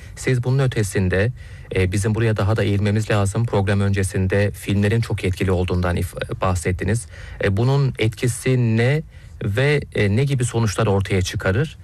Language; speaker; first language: Turkish; native; Turkish